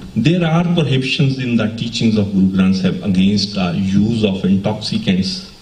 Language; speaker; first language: English; non-native, local second language; Punjabi